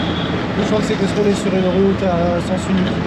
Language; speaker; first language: French; native; French